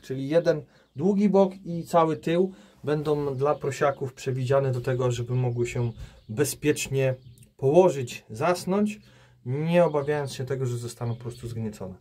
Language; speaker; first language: Polish; native; Polish